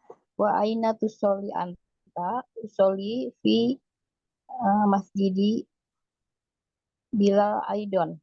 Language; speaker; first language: Arabic; non-native, learner; Indonesian